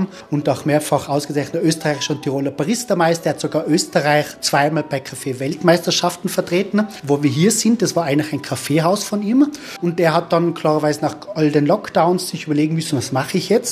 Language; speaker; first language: German; native; German